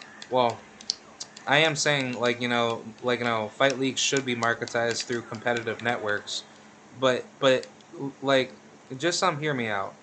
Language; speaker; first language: English; native; English